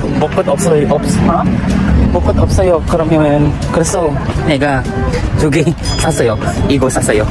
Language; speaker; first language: Korean; non-native, learner; Filipino